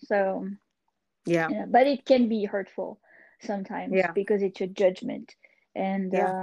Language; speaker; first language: English; non-native, fluent; French